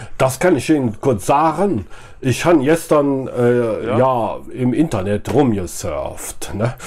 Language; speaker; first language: German; native; German